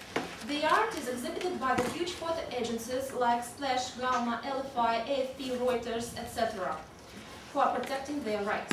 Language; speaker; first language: English; non-native, fluent; Russian